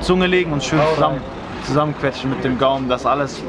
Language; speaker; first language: German; native; German